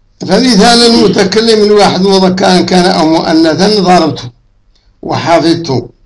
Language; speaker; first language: Arabic; native; Arabic